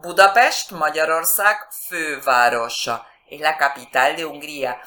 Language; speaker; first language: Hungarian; non-native, learner; Spanish